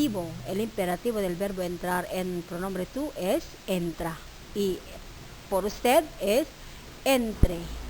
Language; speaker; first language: Spanish; non-native, fluent; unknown